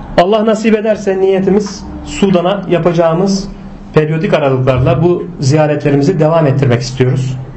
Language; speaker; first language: Turkish; native; Turkish